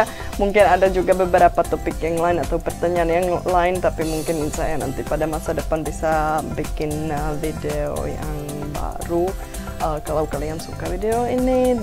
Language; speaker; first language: Indonesian; non-native, fluent; Czech